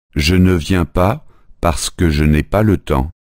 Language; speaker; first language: French; native; French